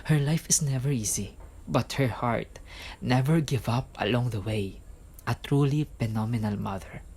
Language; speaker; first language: English; non-native, local second language; Filipino